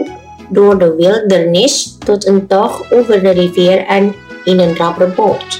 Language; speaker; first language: Dutch; non-native, fluent; Indonesian